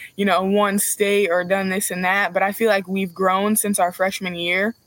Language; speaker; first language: English; native; English